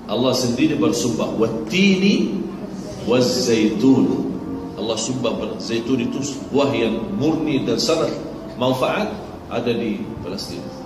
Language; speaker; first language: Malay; non-native, fluent; Arabic